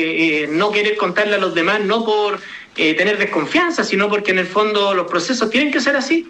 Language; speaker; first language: Spanish; native; Spanish